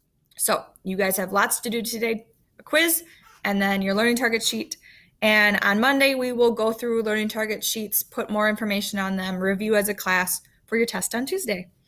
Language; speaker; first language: English; native; English